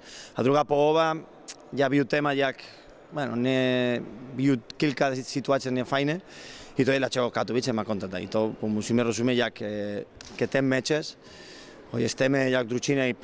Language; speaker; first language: Polish; non-native, learner; Spanish